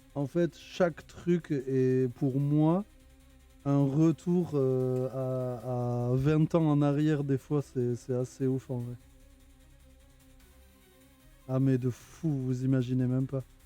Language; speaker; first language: French; native; French